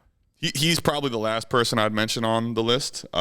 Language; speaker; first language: English; native; English